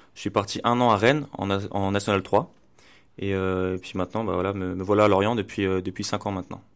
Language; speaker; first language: French; native; French